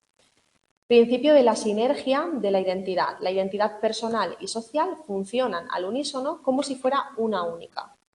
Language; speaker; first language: Spanish; native; Spanish